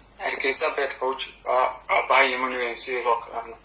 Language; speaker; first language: Arabic; non-native, learner; Somali